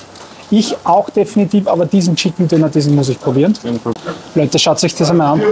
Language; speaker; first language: German; native; German